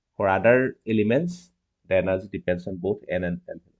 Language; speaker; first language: English; non-native, local second language; Assamese